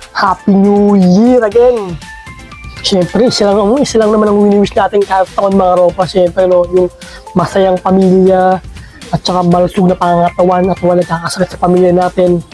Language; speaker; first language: Filipino; native; Filipino